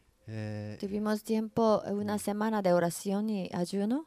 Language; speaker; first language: Spanish; non-native, learner; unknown